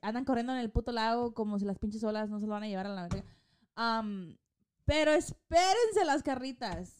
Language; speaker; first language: Spanish; early bilingual, heritage; Spanish